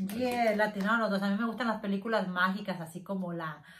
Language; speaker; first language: Spanish; native; Spanish